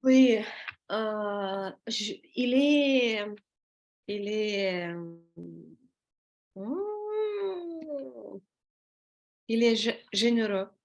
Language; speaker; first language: French; non-native, learner; Russian